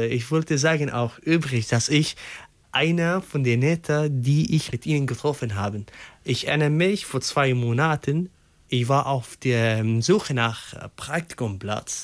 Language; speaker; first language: German; non-native, local second language; Arabic